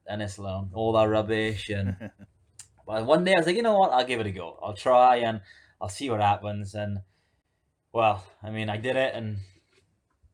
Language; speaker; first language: English; native; English